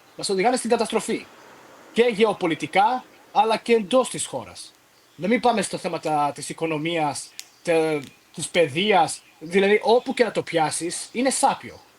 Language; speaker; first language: Greek; early bilingual, heritage; Greek